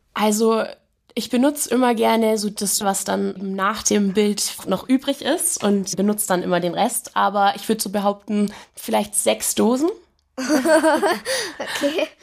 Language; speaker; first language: German; native; German